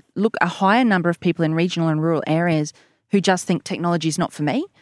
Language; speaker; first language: English; native; English